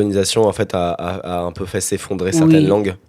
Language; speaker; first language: French; native; French